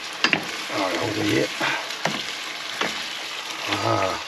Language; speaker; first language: French; native; French